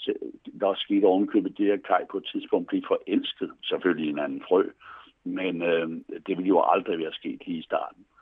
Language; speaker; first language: Danish; native; Danish